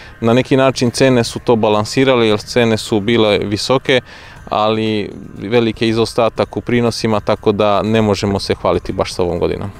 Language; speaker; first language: Croatian; non-native, local second language; Hungarian